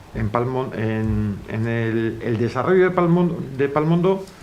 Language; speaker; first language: Spanish; non-native, local second language; Basque